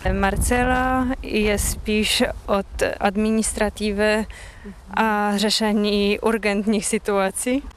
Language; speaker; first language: Czech; non-native, fluent; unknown